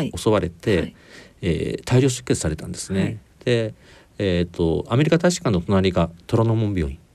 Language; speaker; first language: Japanese; native; Japanese